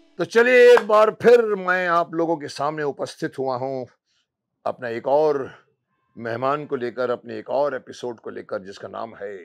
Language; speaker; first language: Hindi; native; Hindi